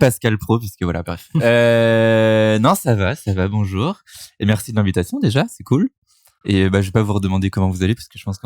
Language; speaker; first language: French; native; French